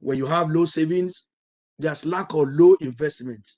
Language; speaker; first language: English; non-native, local second language; Yoruba